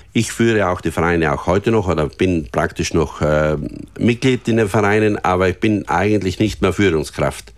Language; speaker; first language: German; native; German